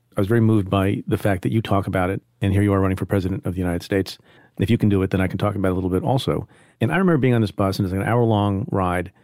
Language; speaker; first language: English; early bilingual, other home language; Hindi